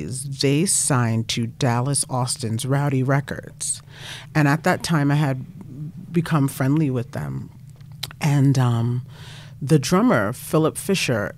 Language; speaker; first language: English; native; English